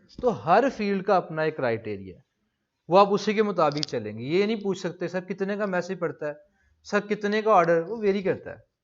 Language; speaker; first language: Urdu; non-native, local second language; Punjabi